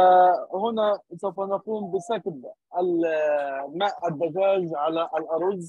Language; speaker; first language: Arabic; native; Arabic